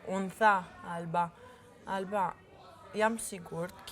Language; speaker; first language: Albanian; early bilingual, heritage; Italian